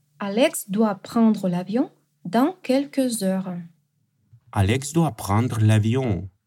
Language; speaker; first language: French; non-native, learner; Russian